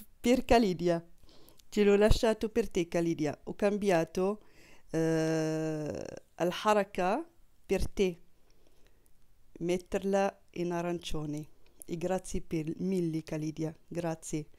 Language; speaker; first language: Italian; non-native, learner; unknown